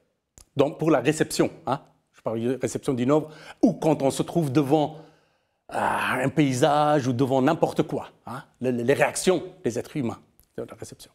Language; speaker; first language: French; non-native, fluent; Persian